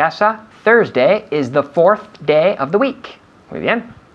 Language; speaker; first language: English; non-native, fluent; Spanish